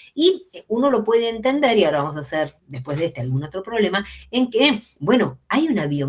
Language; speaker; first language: Spanish; native; Spanish